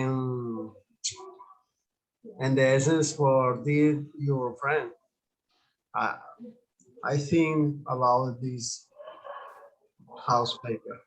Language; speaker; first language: English; non-native, learner; Spanish